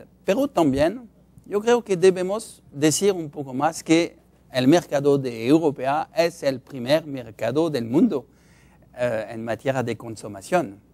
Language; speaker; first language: Spanish; non-native, fluent; French